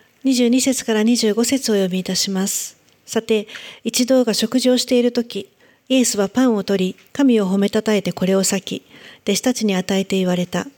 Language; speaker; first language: Japanese; native; Japanese